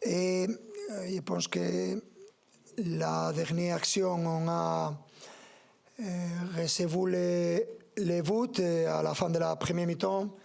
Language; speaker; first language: French; non-native, learner; Spanish